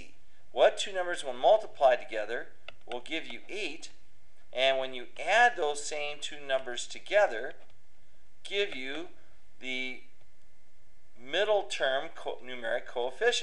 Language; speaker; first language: English; native; English